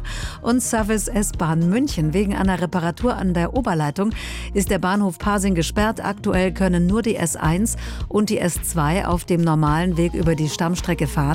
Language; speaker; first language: German; native; German